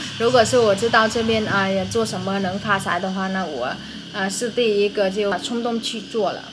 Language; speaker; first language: Chinese; non-native, fluent; Vietnamese